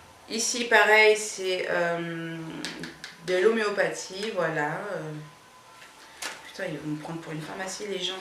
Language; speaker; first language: French; native; French